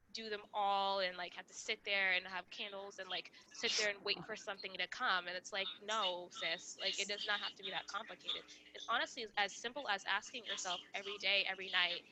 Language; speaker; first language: English; non-native, local second language; Kinyarwanda